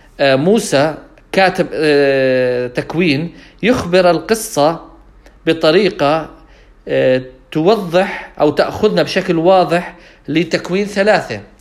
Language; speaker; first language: Arabic; non-native, fluent; English